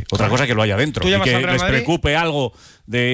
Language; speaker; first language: Spanish; native; Spanish